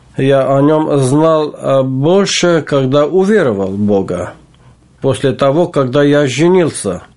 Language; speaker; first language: Russian; non-native, local second language; Armenian